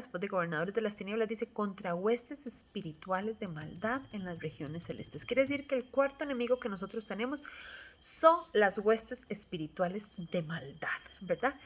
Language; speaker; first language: Spanish; native; Spanish